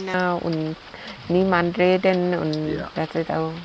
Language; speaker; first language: German; non-native, learner; Thai